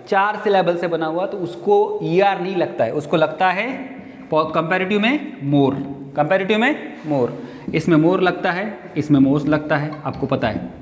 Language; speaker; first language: Hindi; non-native, local second language; Marathi